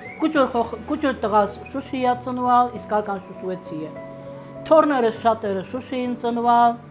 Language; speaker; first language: Armenian; native; Armenian